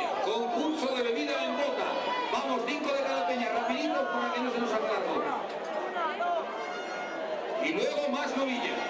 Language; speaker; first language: Spanish; native; Spanish